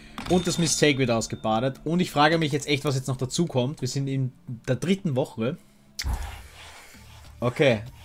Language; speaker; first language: German; native; German